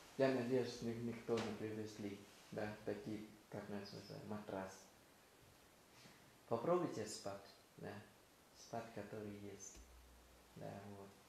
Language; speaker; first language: Russian; non-native, learner; Thai